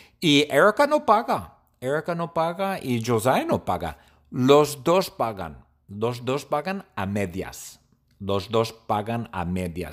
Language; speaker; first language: Spanish; non-native, learner; English